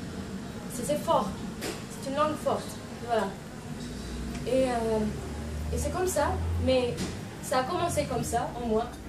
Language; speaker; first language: French; non-native, fluent; Arabic